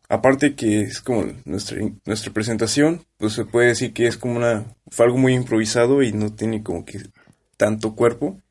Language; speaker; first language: Spanish; native; Spanish